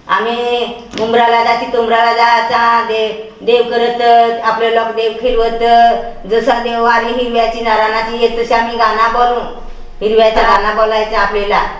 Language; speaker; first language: Marathi; non-native, local second language; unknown